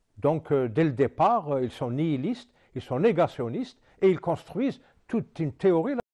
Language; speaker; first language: French; non-native, local second language; Arabic